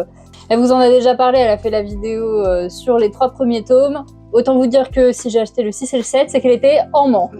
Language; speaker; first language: French; native; French